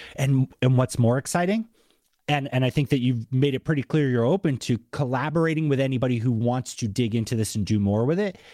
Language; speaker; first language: English; native; English